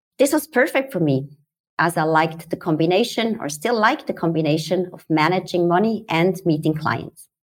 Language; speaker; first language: English; non-native, fluent; German